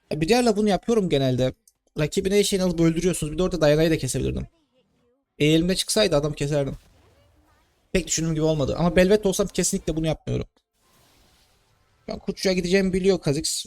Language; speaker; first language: Turkish; native; Turkish